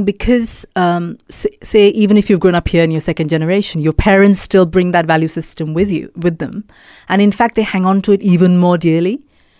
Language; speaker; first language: English; non-native, local second language; Malayalam